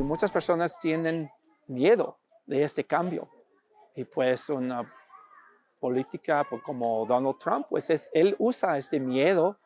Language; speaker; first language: Spanish; non-native, fluent; English